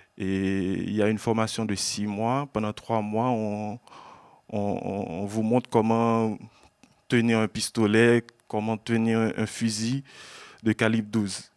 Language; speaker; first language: French; non-native, local second language; Haitian Creole